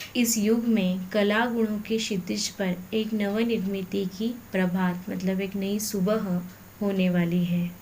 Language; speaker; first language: Hindi; non-native, local second language; Marathi